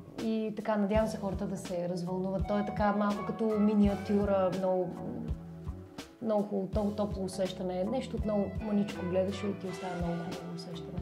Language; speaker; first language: Bulgarian; native; Bulgarian